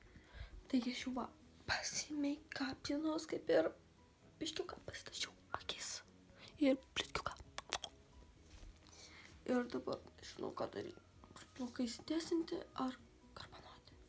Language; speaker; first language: Lithuanian; native; Lithuanian